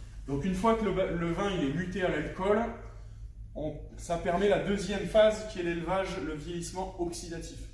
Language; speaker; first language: French; native; French